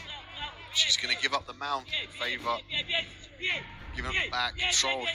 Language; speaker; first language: English; native; English